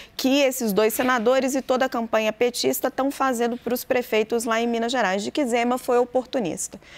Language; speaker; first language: Portuguese; native; Portuguese